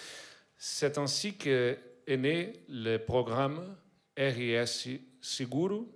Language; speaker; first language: French; non-native, learner; Portuguese